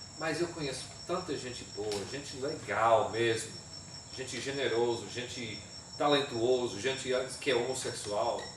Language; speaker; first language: Portuguese; non-native, fluent; English